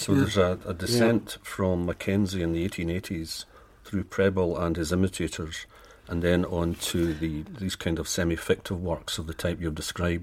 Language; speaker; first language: English; native; English